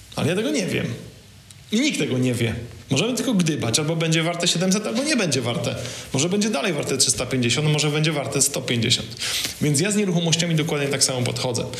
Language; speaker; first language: Polish; native; Polish